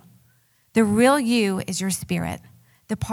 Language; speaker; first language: English; native; English